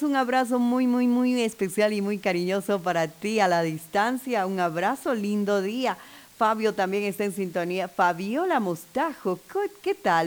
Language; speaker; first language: Spanish; native; Spanish